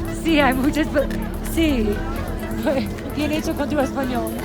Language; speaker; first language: Spanish; non-native, learner; English